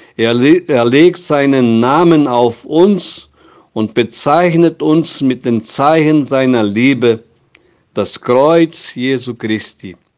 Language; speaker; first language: German; non-native, fluent; Portuguese